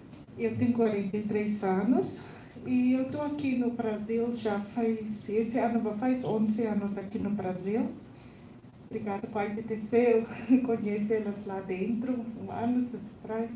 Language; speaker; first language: Portuguese; non-native, learner; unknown